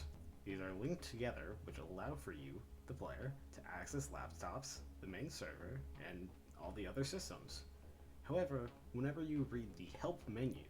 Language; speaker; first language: English; native; English